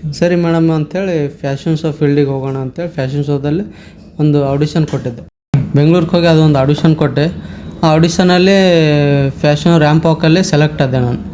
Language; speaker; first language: Kannada; native; Kannada